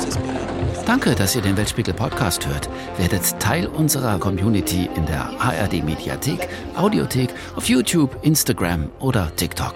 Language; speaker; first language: German; native; German